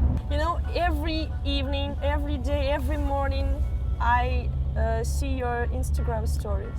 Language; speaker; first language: English; non-native, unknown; Russian